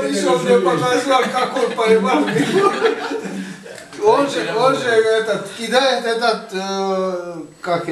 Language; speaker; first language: Russian; non-native, learner; Georgian